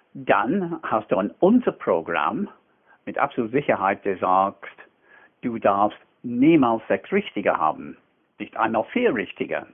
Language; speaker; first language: German; non-native, fluent; English